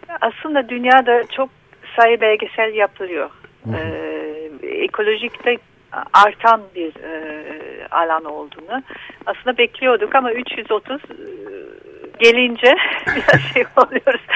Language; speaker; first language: Turkish; non-native, learner; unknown